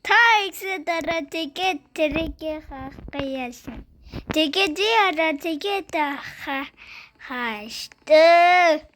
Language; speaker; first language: Mongolian; early bilingual, heritage; Mongolian